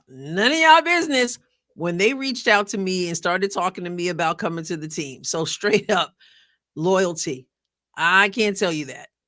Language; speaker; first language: English; native; English